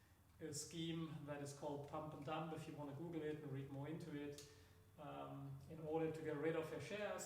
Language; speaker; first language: English; non-native, fluent; German